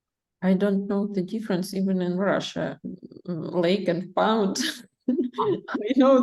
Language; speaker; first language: English; non-native, learner; Russian